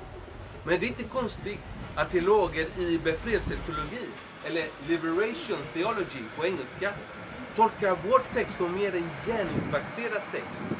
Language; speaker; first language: Swedish; non-native, fluent; Spanish